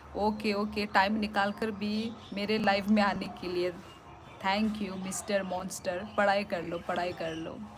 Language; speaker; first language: Hindi; non-native, local second language; Kok Borok